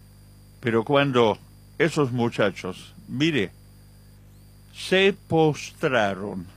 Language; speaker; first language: Spanish; non-native, fluent; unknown